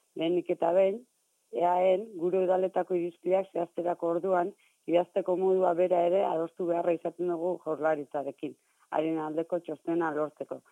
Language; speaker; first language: Basque; native; Basque